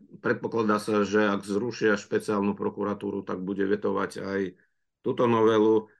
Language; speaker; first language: Slovak; non-native, fluent; Russian